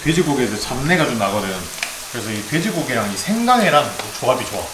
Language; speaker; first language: Korean; native; Korean